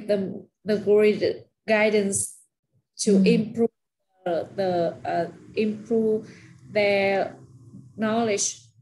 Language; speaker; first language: English; non-native, learner; Vietnamese